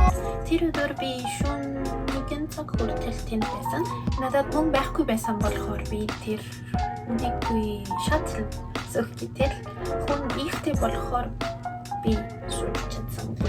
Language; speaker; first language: Mongolian; early bilingual, heritage; Mongolian